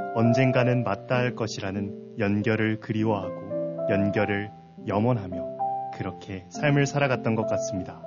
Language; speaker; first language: Korean; native; Korean